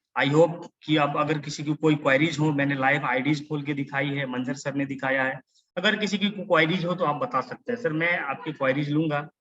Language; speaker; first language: Hindi; native; Hindi